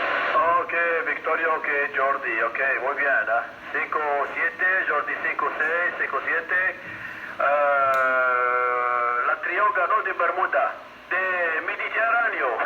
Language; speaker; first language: Spanish; non-native, learner; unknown